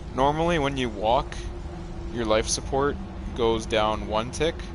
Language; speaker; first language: English; native; English